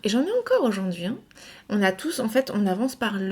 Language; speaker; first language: French; native; French